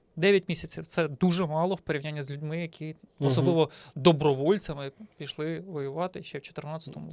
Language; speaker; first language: Ukrainian; native; Ukrainian